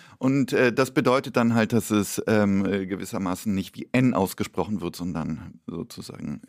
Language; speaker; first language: German; early bilingual, other home language; Polish